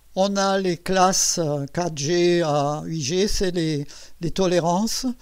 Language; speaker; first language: French; native; French